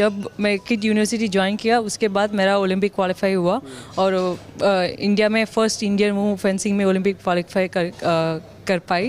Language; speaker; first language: Hindi; non-native, local second language; Tamil